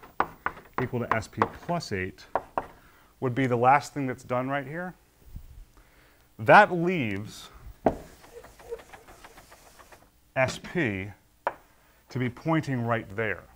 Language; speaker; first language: English; native; English